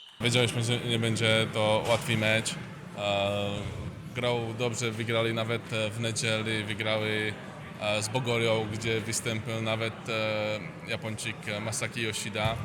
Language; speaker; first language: Polish; non-native, learner; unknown